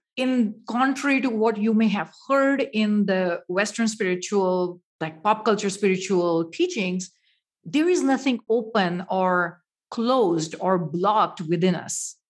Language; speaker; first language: English; non-native, local second language; Marathi